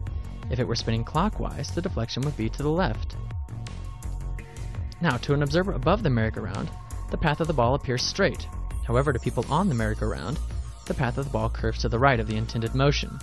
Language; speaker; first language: English; native; English